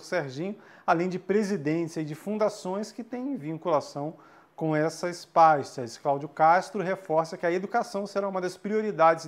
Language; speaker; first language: Portuguese; native; Portuguese